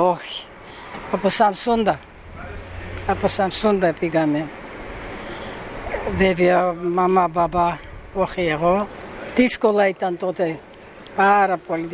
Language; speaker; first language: Greek; early bilingual, heritage; Greek